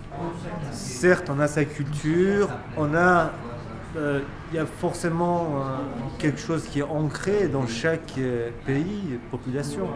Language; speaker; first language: French; early bilingual, other home language; Persian